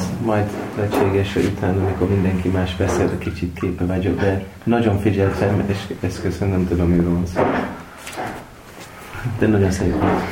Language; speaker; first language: Hungarian; non-native, learner; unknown